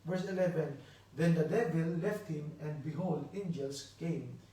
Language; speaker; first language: English; non-native, local second language; Filipino